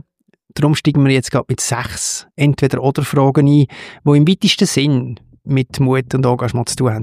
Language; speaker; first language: German; native; German